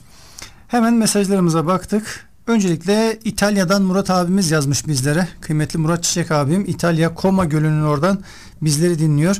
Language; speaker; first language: Turkish; native; Turkish